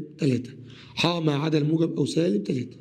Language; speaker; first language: Arabic; native; Arabic